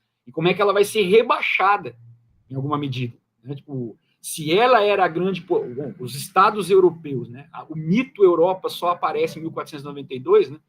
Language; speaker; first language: Portuguese; native; Portuguese